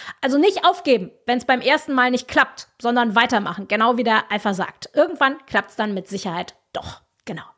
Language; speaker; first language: German; native; German